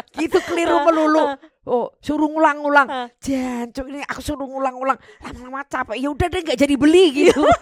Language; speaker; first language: Indonesian; native; Indonesian